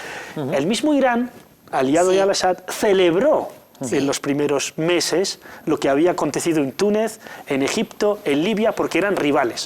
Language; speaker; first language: Spanish; native; Spanish